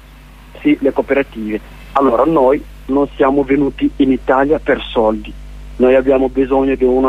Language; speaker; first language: Italian; non-native, learner; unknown